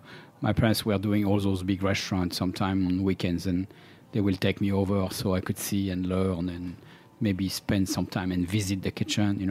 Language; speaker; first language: English; non-native, fluent; French